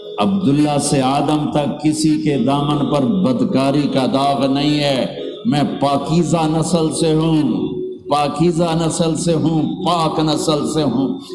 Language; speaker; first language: Urdu; non-native, local second language; Punjabi